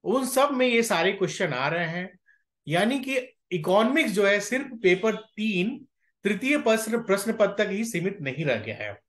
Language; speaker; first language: Hindi; native; Hindi